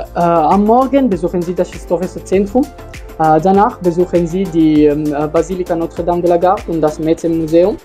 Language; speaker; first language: German; non-native, learner; Italian